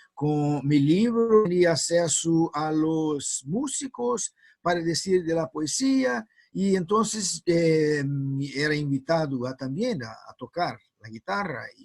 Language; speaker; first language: Spanish; non-native, fluent; Portuguese